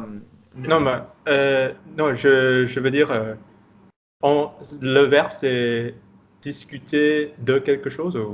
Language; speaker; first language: French; non-native, fluent; Vietnamese